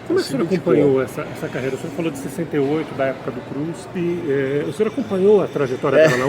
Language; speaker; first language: Portuguese; native; Portuguese